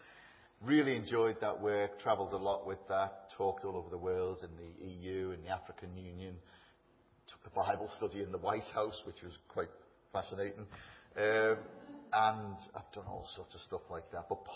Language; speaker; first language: English; native; English